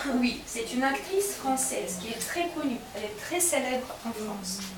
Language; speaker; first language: French; non-native, fluent; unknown